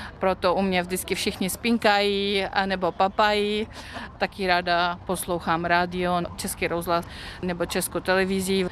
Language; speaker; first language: Czech; non-native, fluent; Russian